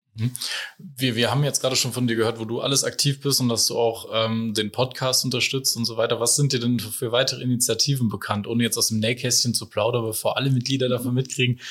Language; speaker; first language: German; native; German